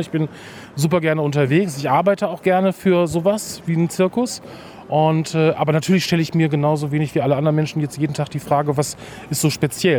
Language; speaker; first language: German; native; German